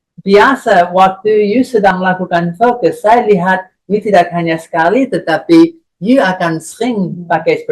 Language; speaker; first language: Indonesian; non-native, fluent; English